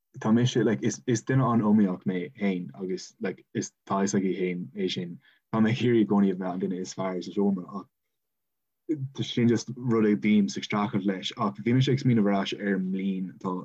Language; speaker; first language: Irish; non-native, local second language; English